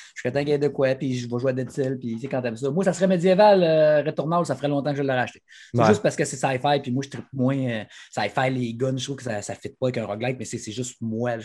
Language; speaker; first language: French; native; French